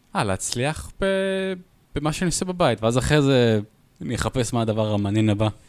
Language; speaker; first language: Hebrew; native; Hebrew